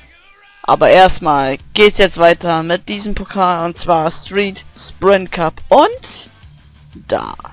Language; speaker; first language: German; native; German